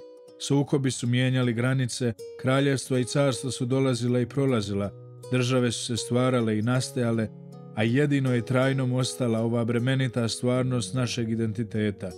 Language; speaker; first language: Croatian; native; Croatian